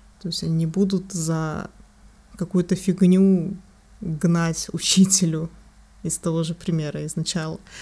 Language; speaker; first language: Russian; native; Russian